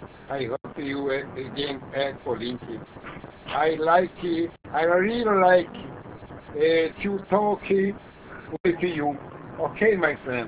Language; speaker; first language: English; non-native, learner; Portuguese